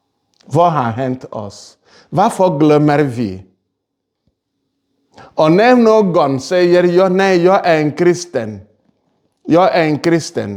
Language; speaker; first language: Swedish; non-native, fluent; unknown